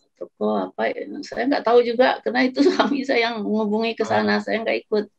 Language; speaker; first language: Indonesian; non-native, local second language; Minangkabau